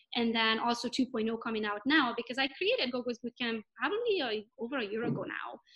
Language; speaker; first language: English; non-native, fluent; Romanian